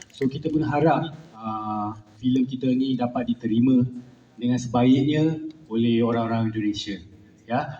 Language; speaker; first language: Malay; native; Malay